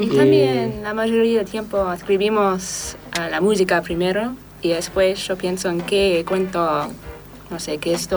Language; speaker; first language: Spanish; non-native, fluent; English